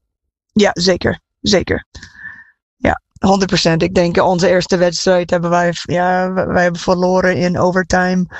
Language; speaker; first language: Dutch; non-native, fluent; English